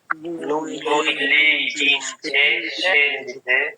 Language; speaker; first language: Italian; non-native, learner; Bangla